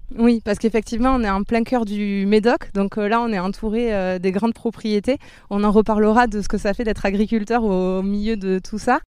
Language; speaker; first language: French; native; French